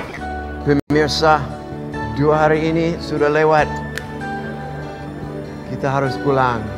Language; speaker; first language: Indonesian; non-native, fluent; English